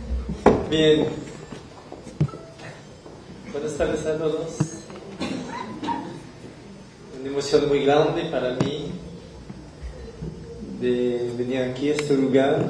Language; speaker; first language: Spanish; non-native, learner; French